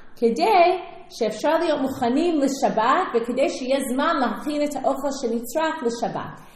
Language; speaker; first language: Hebrew; non-native, fluent; English